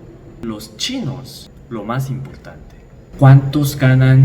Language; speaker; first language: Spanish; non-native, learner; Korean